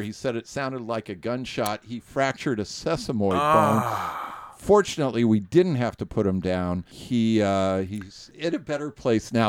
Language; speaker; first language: English; native; English